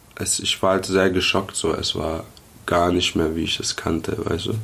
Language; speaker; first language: German; early bilingual, other home language; Arabic